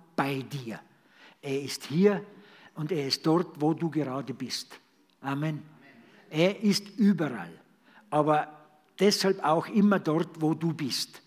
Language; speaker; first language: German; native; German